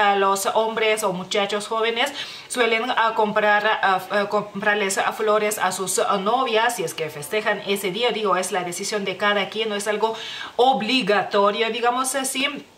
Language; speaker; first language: Spanish; non-native, fluent; Lithuanian